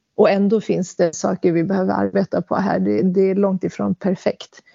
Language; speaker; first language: Swedish; early bilingual, other home language; Central Kurdish